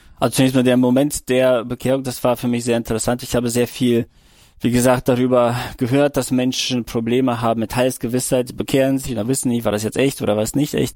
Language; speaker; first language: German; early bilingual, other home language; Russian